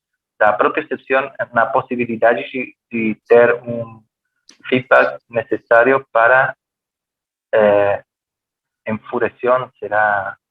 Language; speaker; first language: Portuguese; non-native, fluent; Spanish